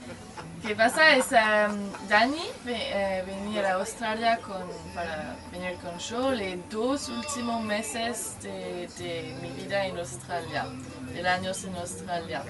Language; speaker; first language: Spanish; non-native, learner; French